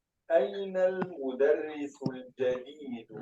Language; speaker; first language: Arabic; non-native, learner; Urdu